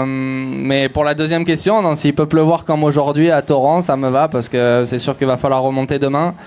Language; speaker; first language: French; native; French